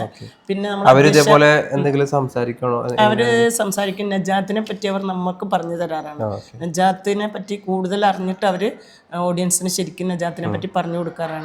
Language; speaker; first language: Malayalam; native; Malayalam